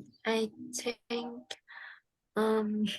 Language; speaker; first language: English; non-native, learner; Vietnamese